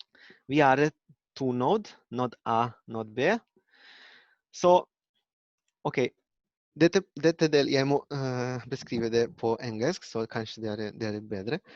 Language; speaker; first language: Norwegian; non-native, learner; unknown